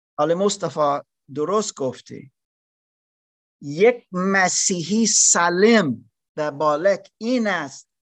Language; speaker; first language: Persian; non-native, learner; German